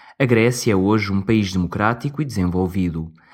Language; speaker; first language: Portuguese; native; Portuguese